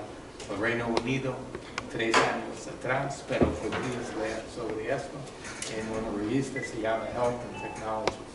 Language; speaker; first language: Spanish; non-native, learner; English